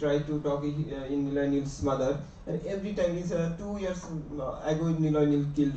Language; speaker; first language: English; non-native, learner; Bangla